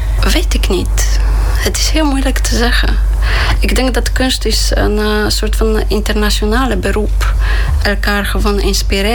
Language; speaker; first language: Dutch; non-native, fluent; Polish